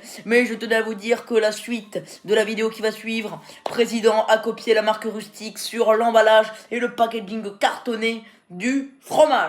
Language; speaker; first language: French; native; French